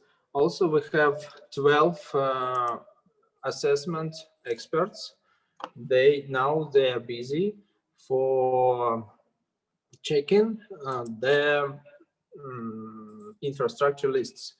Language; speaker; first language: English; non-native, learner; Russian